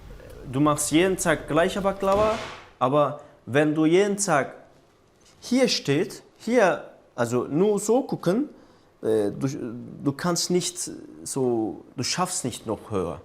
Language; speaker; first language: German; non-native, learner; Turkish